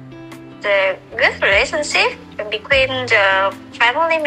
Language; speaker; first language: English; non-native, learner; Vietnamese